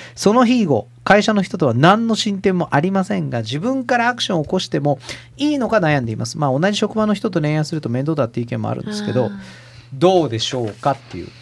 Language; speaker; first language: Japanese; early bilingual, heritage; Portuguese